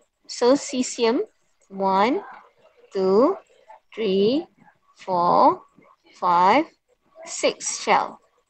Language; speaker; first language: English; non-native, local second language; Malay